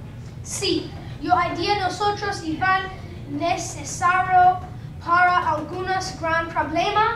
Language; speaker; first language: Spanish; non-native, learner; English